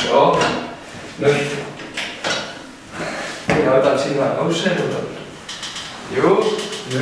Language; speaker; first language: Finnish; non-native, learner; Spanish